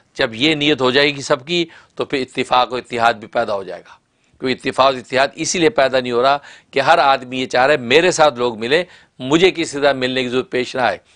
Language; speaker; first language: Urdu; non-native, local second language; Punjabi